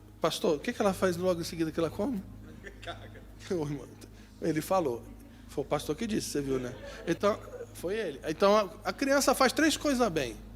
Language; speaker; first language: Portuguese; native; Portuguese